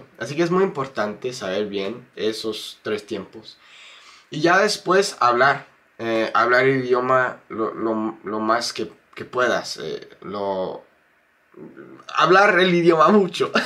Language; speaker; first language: Spanish; non-native, fluent; English